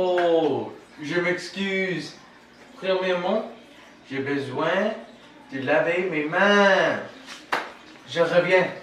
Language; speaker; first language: French; non-native, learner; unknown